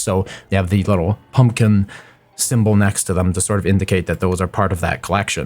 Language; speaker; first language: English; native; English